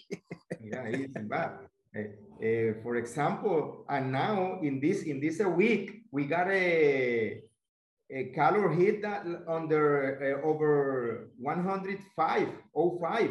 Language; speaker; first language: English; non-native, learner; Spanish